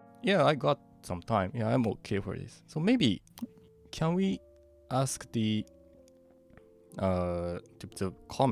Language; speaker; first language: English; non-native, fluent; Japanese